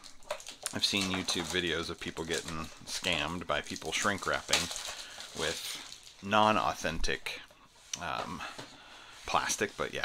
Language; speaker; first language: English; native; English